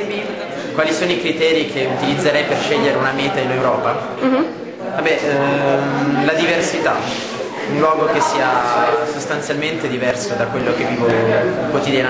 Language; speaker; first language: Italian; native; Italian